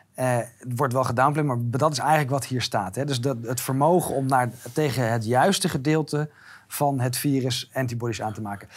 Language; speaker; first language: Dutch; native; Dutch